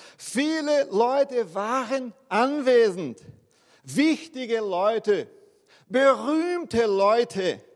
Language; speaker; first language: German; non-native, fluent; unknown